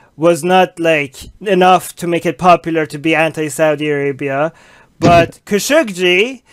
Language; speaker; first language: English; native; English